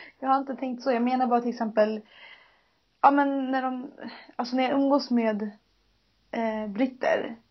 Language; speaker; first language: Swedish; native; Swedish